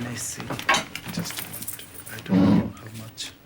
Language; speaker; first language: English; non-native, learner; Bangla